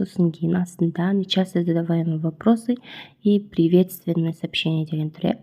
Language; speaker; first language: Russian; non-native, local second language; Kazakh